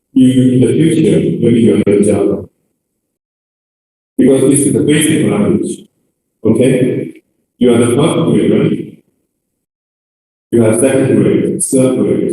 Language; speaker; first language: English; non-native, learner; Chinese